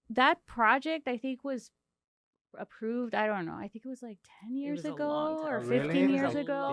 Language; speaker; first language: English; early bilingual, other home language; Spanish